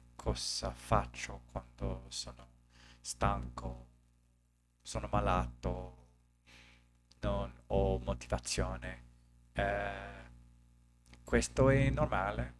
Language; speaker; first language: Italian; non-native, learner; English